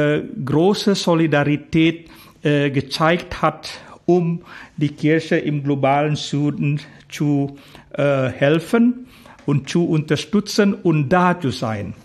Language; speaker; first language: German; non-native, fluent; Indonesian